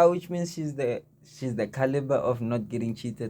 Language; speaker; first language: English; non-native, local second language; Zulu